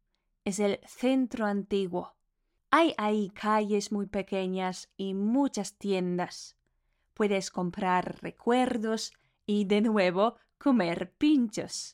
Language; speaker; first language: Spanish; non-native, fluent; Polish